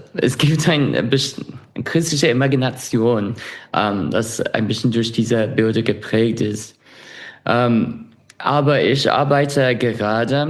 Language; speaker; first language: German; non-native, fluent; English